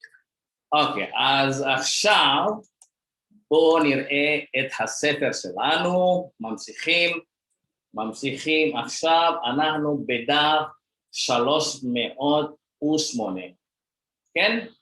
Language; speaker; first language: Hebrew; non-native, fluent; Indonesian